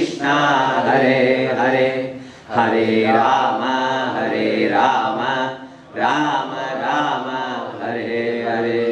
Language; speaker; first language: Hindi; non-native, learner; English